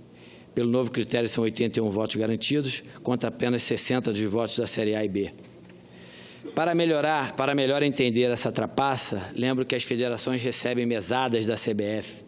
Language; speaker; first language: Portuguese; native; Portuguese